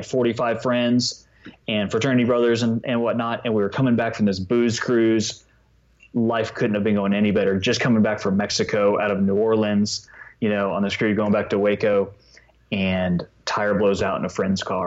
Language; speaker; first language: English; native; English